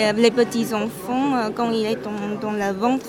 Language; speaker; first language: French; non-native, fluent; Chinese